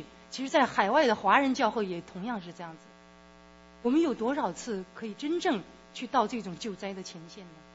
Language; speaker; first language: Chinese; native; Chinese